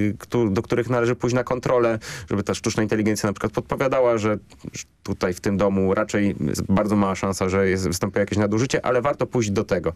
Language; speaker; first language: Polish; native; Polish